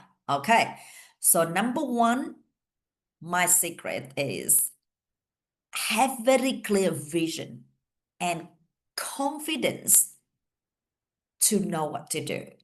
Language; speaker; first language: English; non-native, fluent; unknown